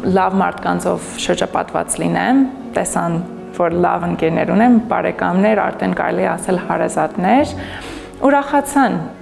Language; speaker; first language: Armenian; non-native, fluent; English